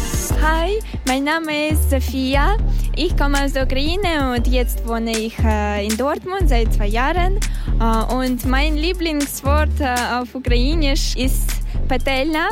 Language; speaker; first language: German; non-native, learner; Russian